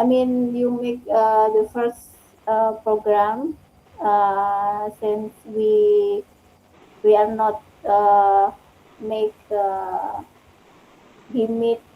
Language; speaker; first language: English; non-native, learner; Indonesian